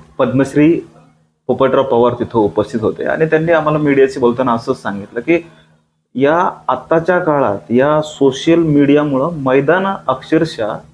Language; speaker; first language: Marathi; native; Marathi